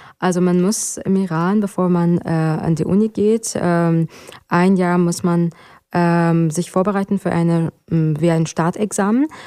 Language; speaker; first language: German; non-native, fluent; Persian